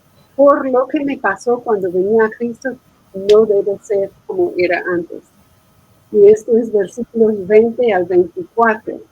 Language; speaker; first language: Spanish; non-native, fluent; English